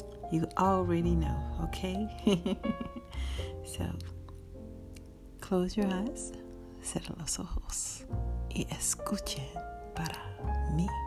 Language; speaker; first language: Spanish; non-native, learner; English